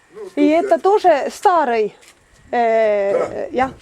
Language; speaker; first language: Russian; non-native, learner; Estonian